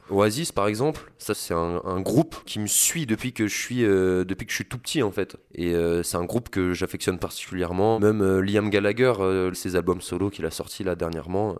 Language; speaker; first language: French; native; French